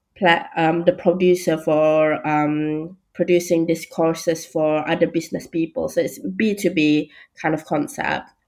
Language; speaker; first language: English; non-native, local second language; Malay